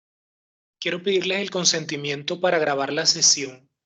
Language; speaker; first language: Spanish; native; Spanish